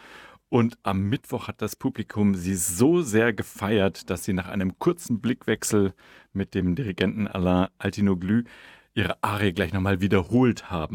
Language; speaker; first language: German; native; German